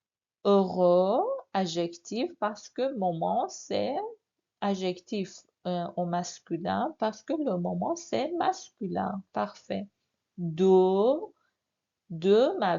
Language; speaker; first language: French; non-native, fluent; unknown